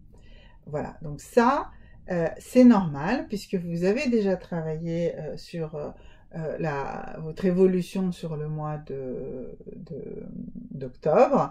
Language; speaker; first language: French; native; French